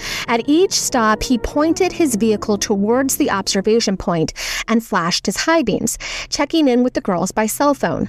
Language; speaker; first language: English; native; English